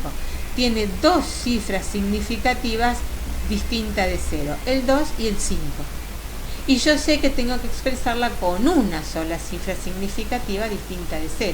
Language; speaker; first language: Spanish; native; Spanish